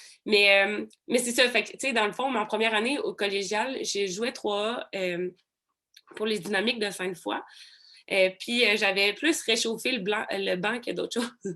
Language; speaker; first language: French; native; French